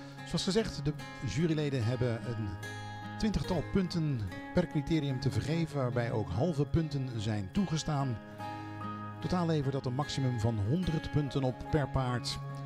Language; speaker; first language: Dutch; native; Dutch